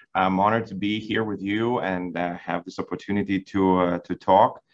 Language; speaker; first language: English; non-native, fluent; Lithuanian